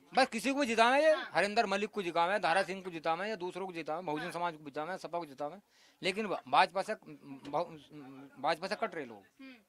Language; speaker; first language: Hindi; native; Hindi